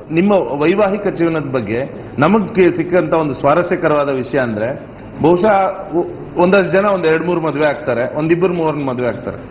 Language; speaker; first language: Kannada; native; Kannada